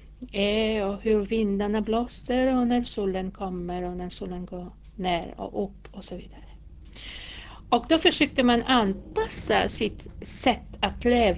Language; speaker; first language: Swedish; non-native, fluent; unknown